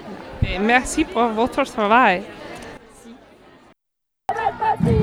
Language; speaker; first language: French; non-native, fluent; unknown